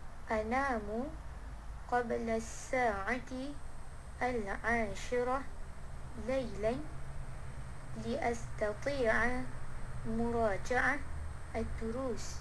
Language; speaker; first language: Arabic; non-native, learner; Malay